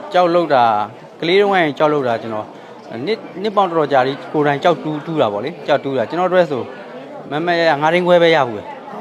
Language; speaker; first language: Burmese; native; Burmese